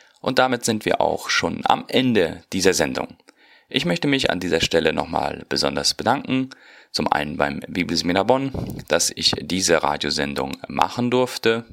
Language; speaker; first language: German; early bilingual, heritage; German